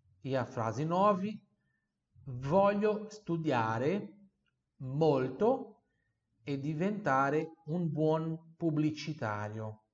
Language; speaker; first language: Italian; non-native, fluent; Portuguese